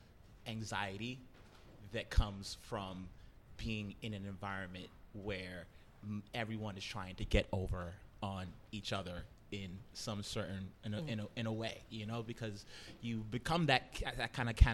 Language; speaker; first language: English; native; English